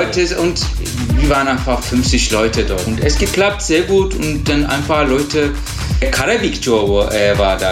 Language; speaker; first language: German; non-native, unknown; Turkish